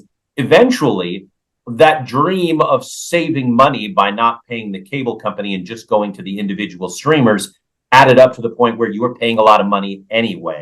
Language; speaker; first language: English; native; English